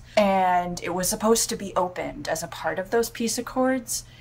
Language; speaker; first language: English; native; English